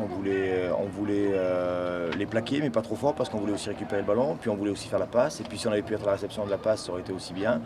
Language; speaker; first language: French; native; French